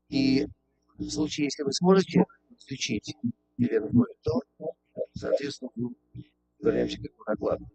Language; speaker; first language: Russian; native; Russian